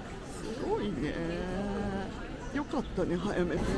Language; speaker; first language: Japanese; native; Japanese